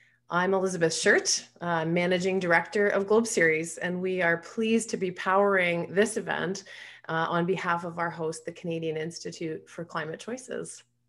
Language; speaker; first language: English; native; English